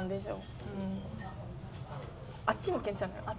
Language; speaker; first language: Korean; non-native, learner; Japanese